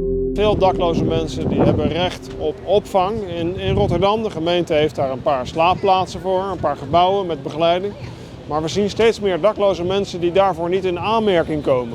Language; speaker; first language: Dutch; native; Dutch